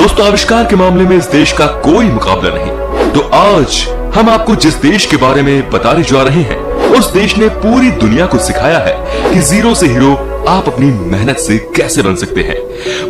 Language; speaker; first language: Hindi; native; Hindi